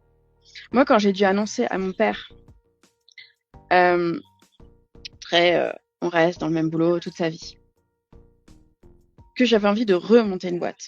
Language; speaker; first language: French; native; French